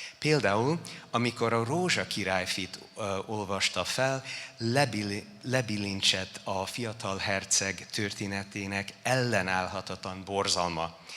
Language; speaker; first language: Hungarian; non-native, fluent; English